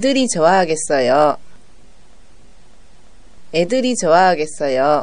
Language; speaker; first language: Korean; non-native, fluent; Japanese